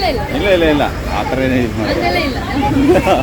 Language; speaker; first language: Kannada; native; Kannada